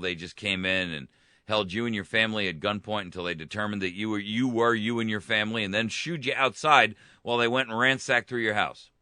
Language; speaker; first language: English; native; English